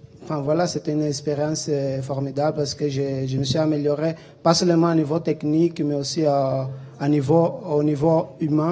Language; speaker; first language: French; non-native, local second language; Portuguese